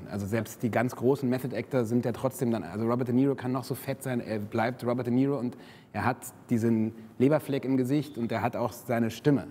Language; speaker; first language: German; native; German